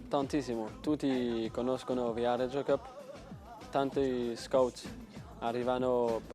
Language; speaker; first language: Italian; non-native, learner; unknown